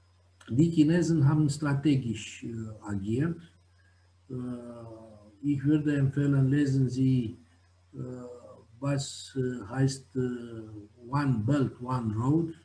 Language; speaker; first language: German; non-native, fluent; Romanian